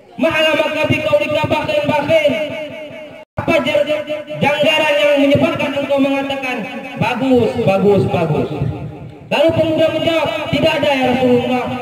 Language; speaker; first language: Indonesian; non-native, local second language; Achinese